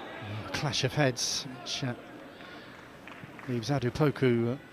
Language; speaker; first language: English; native; English